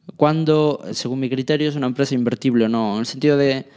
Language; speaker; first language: Spanish; native; Spanish